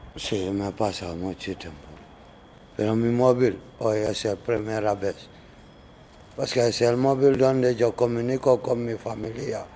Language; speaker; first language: Spanish; non-native, learner; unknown